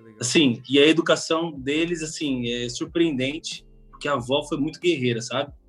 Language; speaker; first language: Portuguese; native; Portuguese